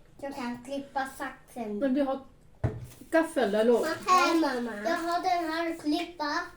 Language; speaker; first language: Swedish; non-native, learner; Thai